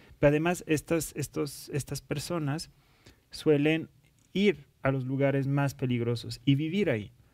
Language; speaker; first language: Spanish; non-native, fluent; French